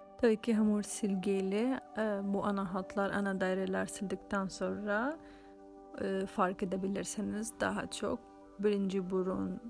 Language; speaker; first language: Turkish; non-native, fluent; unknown